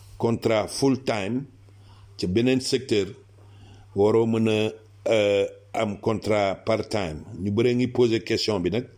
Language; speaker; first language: Wolof; non-native, local second language; Serer